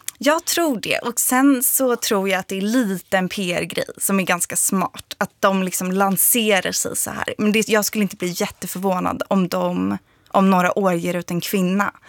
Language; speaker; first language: Swedish; native; Swedish